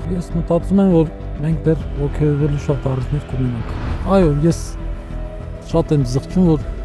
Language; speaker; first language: Armenian; native; Armenian